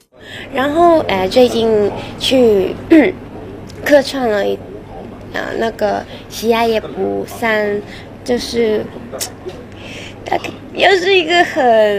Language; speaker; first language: Chinese; non-native, local second language; Cantonese